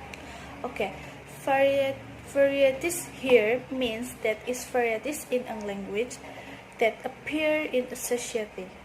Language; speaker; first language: English; non-native, learner; Indonesian